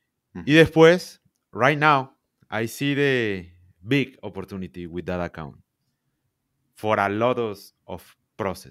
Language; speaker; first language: English; non-native, learner; Spanish